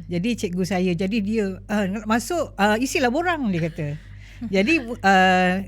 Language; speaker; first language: Malay; native; Malay